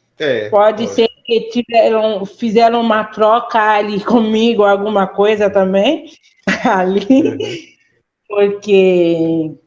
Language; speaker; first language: Portuguese; non-native, fluent; Haitian Creole